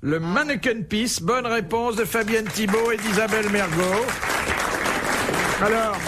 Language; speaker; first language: French; native; French